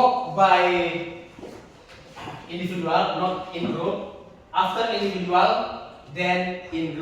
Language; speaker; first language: English; non-native, learner; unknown